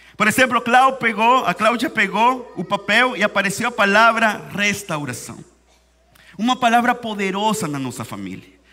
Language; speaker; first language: Portuguese; non-native, fluent; Spanish